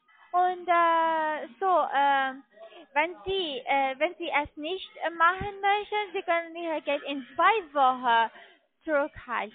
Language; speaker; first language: German; non-native, learner; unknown